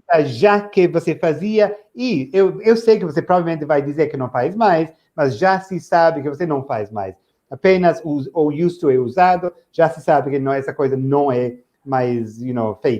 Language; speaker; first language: Portuguese; non-native, fluent; English